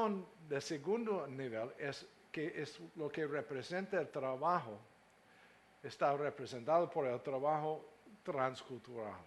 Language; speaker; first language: Spanish; non-native, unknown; English